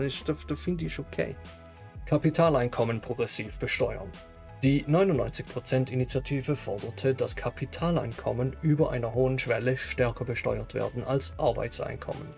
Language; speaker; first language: German; native; German